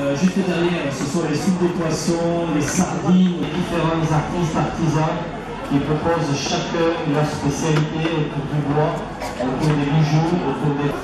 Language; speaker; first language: French; native; French